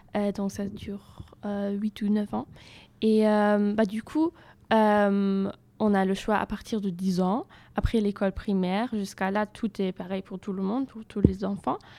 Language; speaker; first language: French; non-native, fluent; German